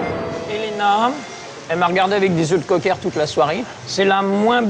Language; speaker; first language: French; native; French